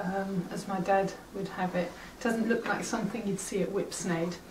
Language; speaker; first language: English; native; English